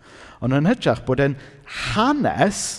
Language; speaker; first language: Welsh; native; Welsh